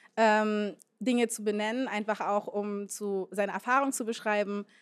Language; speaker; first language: German; native; German